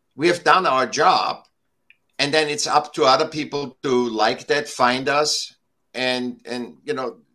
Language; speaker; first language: English; non-native, fluent; German